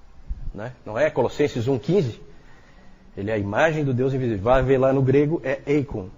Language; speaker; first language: Portuguese; native; Portuguese